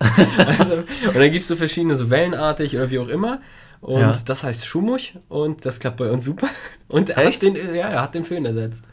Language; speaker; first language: German; early bilingual, other home language; Polish